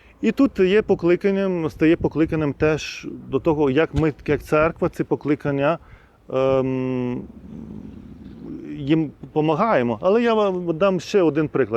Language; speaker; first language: Ukrainian; non-native, fluent; Lithuanian